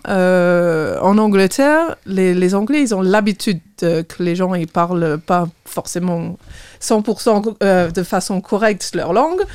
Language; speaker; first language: French; non-native, fluent; English